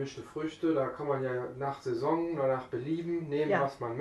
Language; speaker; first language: German; native; German